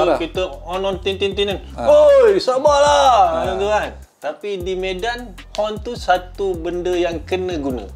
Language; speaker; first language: Malay; native; Malay